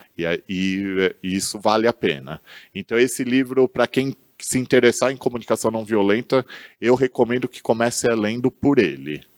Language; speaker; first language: Portuguese; native; Portuguese